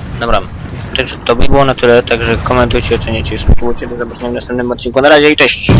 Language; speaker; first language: Polish; native; Polish